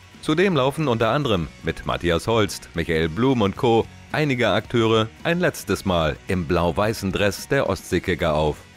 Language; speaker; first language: German; native; German